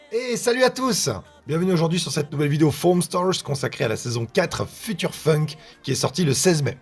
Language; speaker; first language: French; native; French